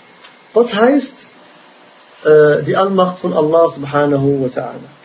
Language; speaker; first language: German; non-native, fluent; Arabic